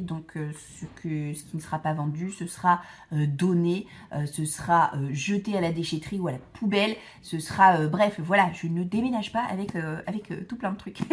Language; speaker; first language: French; native; French